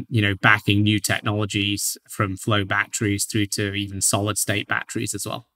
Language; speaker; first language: English; native; English